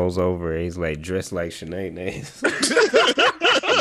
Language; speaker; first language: English; native; English